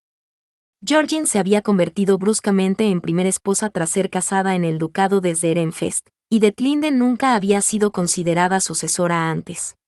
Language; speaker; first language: Spanish; native; Spanish